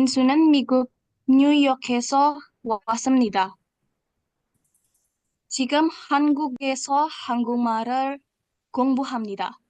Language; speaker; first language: Korean; non-native, learner; Indonesian